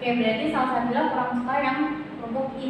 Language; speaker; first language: Indonesian; native; Indonesian